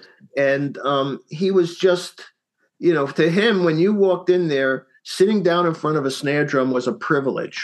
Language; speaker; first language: English; native; English